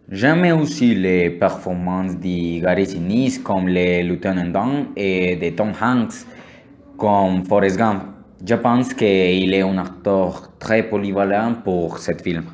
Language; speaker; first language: French; non-native, learner; Spanish